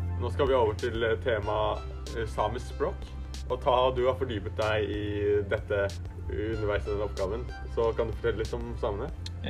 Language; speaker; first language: Norwegian; native; Norwegian